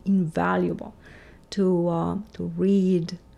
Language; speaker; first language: English; non-native, fluent; Romanian